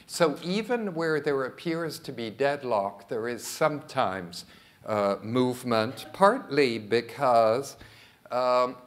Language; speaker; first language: English; early bilingual, other home language; French